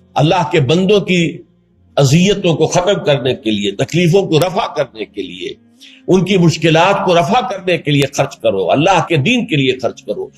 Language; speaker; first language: Urdu; native; Urdu